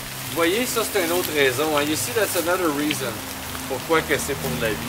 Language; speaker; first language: French; native; French